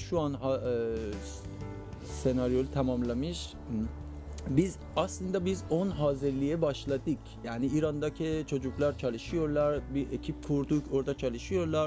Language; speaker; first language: Turkish; non-native, fluent; Persian